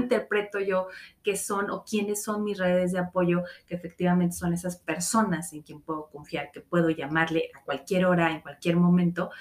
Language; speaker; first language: Spanish; native; Spanish